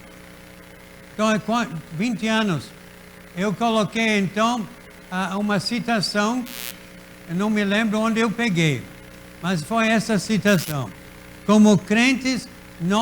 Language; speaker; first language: Portuguese; native; Portuguese